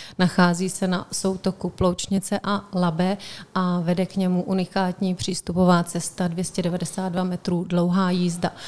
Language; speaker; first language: Czech; native; Czech